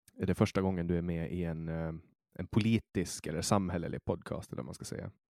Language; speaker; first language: Swedish; native; Swedish